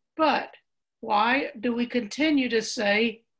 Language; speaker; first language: English; native; English